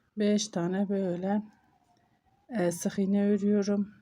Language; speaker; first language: Turkish; native; Turkish